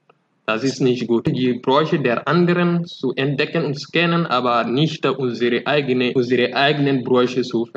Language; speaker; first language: German; non-native, fluent; Fula